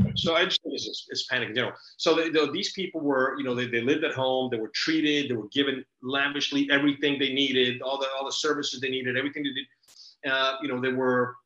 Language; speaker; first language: English; early bilingual, other home language; Spanish